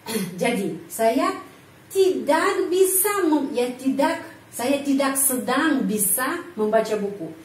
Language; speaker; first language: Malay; non-native, fluent; Russian